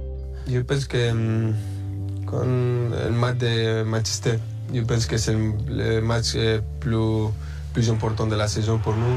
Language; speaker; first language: French; early bilingual, other home language; Spanish